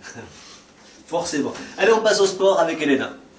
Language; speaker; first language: French; native; French